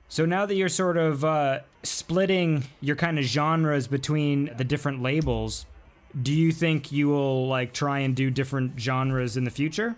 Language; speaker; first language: English; native; English